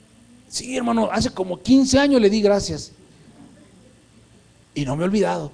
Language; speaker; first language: Spanish; native; Spanish